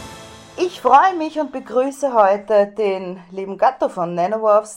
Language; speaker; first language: German; native; German